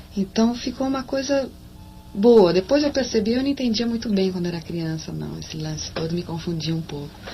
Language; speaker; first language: Portuguese; native; Portuguese